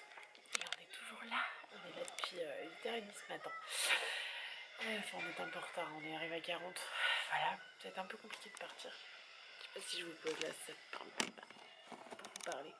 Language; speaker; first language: French; native; French